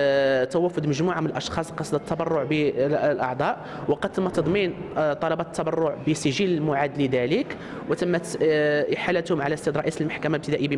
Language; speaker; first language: Arabic; native; Arabic